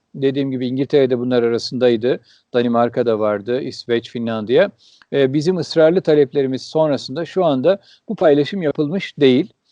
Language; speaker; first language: Turkish; early bilingual, heritage; Turkish